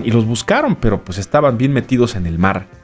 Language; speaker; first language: Spanish; native; Spanish